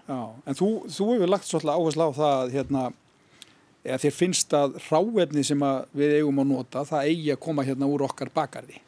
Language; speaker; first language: Icelandic; native; Icelandic